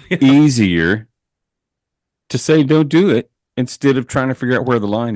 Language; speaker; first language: English; native; English